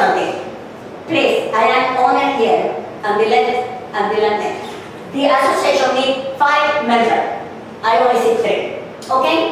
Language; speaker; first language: English; non-native, learner; Spanish